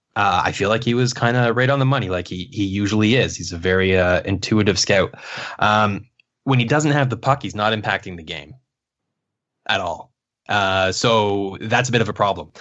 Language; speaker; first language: English; native; English